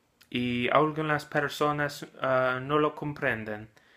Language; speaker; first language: Spanish; non-native, learner; English